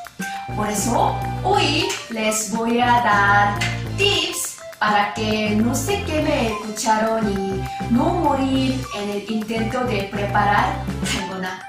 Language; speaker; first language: Spanish; non-native, fluent; Korean